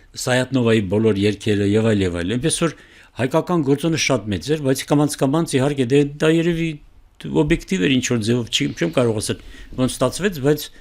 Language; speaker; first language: Armenian; native; Armenian